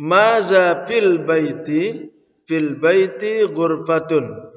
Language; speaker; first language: Arabic; non-native, fluent; Indonesian